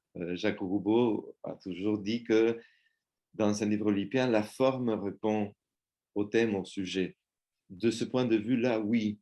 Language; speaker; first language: French; non-native, fluent; Spanish